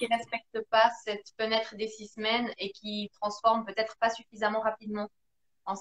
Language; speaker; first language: French; native; French